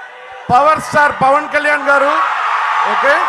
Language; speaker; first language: Telugu; non-native, learner; Tamil